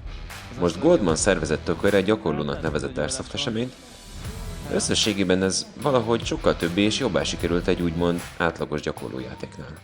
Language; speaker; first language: Hungarian; native; Hungarian